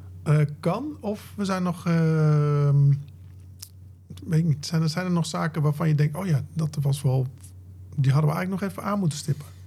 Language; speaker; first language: Dutch; native; Dutch